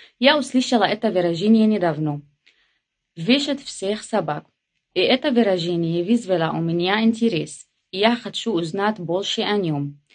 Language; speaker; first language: Russian; non-native, learner; Arabic